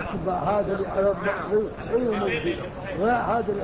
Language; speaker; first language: Arabic; native; Arabic